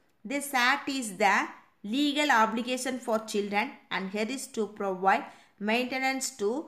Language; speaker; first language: English; non-native, local second language; Tamil